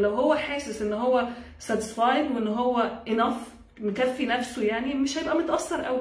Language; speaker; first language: Arabic; native; Arabic